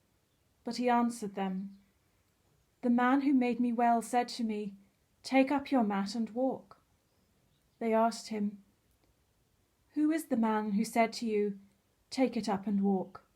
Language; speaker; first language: English; native; English